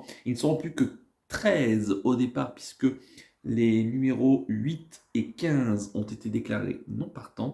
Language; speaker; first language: French; native; French